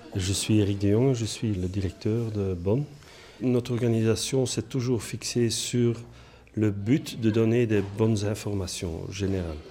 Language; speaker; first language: French; non-native, local second language; Dutch